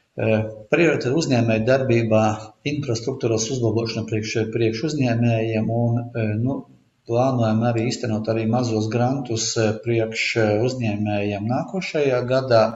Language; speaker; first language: Latvian; non-native, local second language; Russian